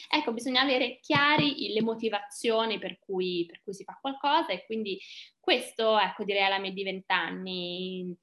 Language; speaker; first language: Italian; native; Italian